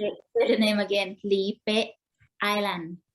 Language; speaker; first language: English; non-native, learner; Thai